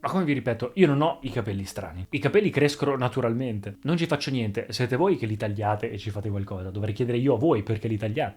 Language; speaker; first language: Italian; native; Italian